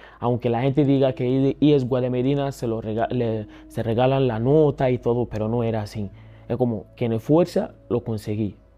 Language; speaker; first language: Spanish; early bilingual, other home language; Akan